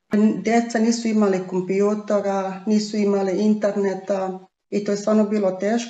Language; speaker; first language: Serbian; non-native, local second language; Romany